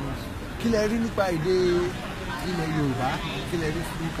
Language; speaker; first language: Yoruba; native; Yoruba